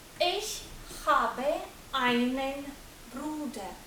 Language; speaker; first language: German; non-native, fluent; Ukrainian